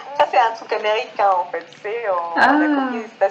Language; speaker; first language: French; non-native, fluent; Spanish